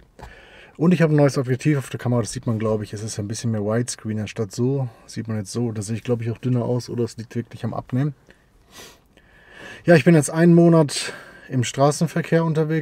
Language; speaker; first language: German; native; German